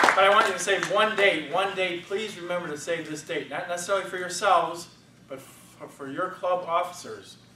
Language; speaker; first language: English; native; English